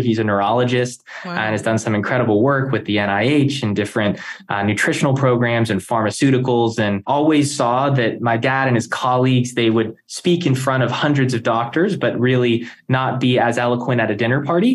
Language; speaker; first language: English; native; English